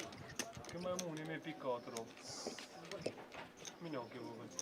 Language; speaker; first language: Italian; non-native, fluent; Albanian